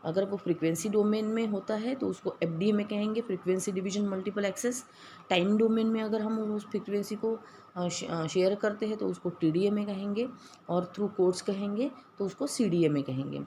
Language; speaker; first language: Hindi; non-native, local second language; Marathi